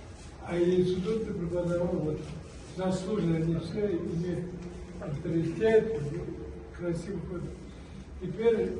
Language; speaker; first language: Russian; non-native, local second language; Uzbek